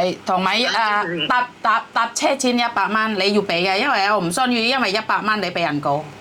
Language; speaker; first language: Cantonese; non-native, fluent; Javanese